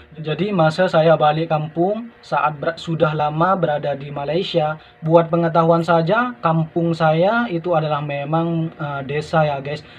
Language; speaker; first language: Indonesian; non-native, local second language; Madurese